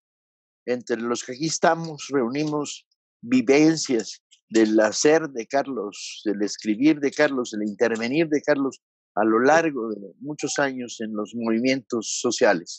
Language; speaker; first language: Spanish; native; Spanish